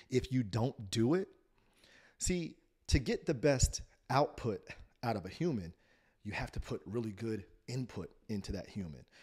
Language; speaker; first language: English; native; English